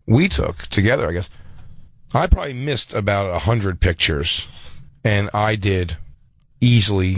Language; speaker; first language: English; native; English